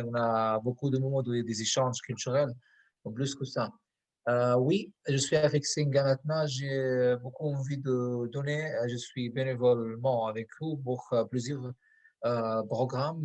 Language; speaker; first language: French; non-native, fluent; Arabic